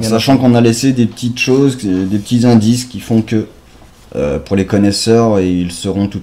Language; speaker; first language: French; native; French